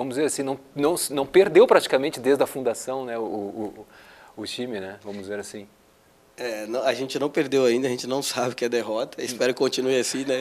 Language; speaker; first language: Portuguese; native; Portuguese